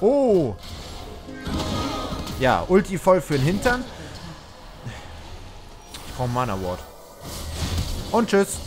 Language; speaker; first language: German; native; German